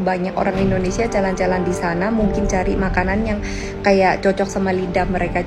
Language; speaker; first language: Indonesian; non-native, learner; Thai